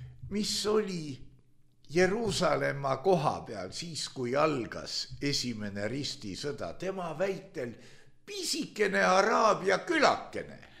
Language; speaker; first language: Estonian; native; Estonian